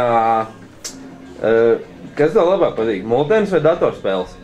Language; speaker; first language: Latvian; native; Latvian